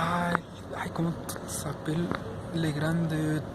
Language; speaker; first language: French; non-native, fluent; Spanish